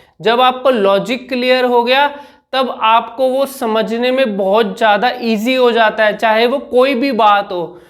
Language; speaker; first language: Hindi; native; Hindi